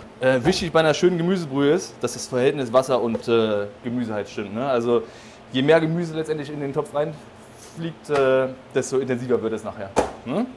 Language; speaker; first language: German; native; German